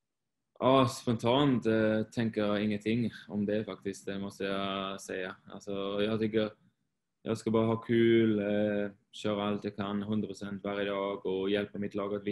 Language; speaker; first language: Swedish; non-native, fluent; Swiss German